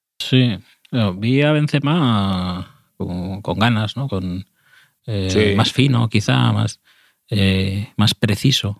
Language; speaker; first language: Spanish; native; Spanish